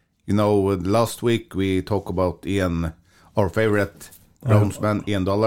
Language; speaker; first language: English; non-native, learner; Norwegian